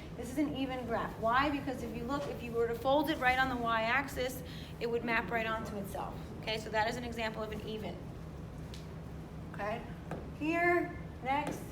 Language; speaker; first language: English; native; English